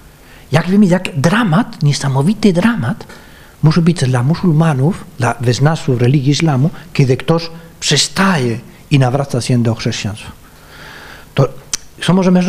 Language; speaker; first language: Polish; non-native, fluent; Spanish